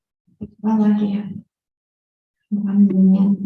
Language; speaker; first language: Russian; native; Russian